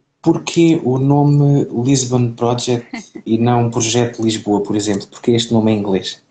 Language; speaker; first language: Portuguese; native; Portuguese